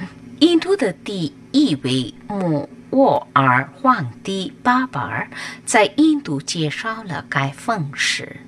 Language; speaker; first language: Chinese; non-native, learner; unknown